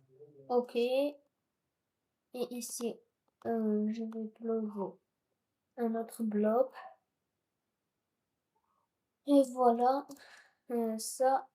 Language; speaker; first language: French; non-native, local second language; Arabic